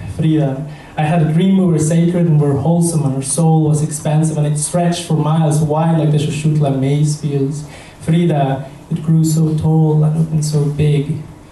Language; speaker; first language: English; early bilingual, other home language; Spanish